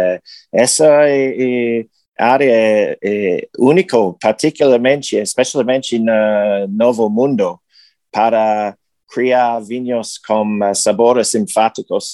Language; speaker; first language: Portuguese; non-native, learner; English